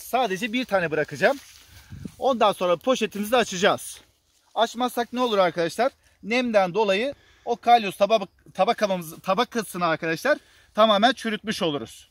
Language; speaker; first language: Turkish; native; Turkish